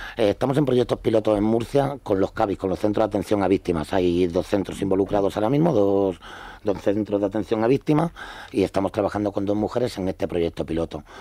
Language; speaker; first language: Spanish; native; Spanish